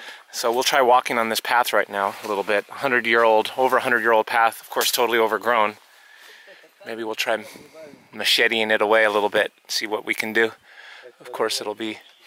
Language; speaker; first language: English; native; English